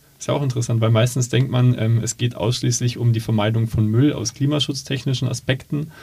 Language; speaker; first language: German; native; German